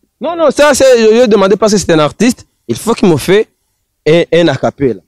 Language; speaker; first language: French; non-native, local second language; Rundi